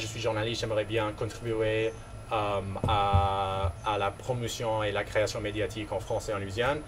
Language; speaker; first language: French; non-native, local second language; English